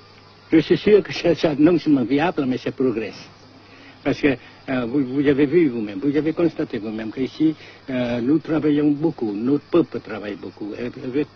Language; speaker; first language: French; non-native, fluent; Vietnamese